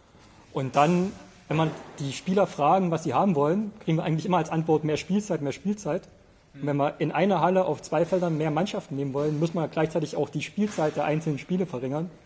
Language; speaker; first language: German; native; German